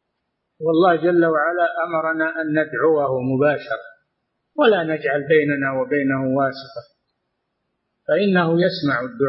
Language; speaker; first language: Arabic; native; Arabic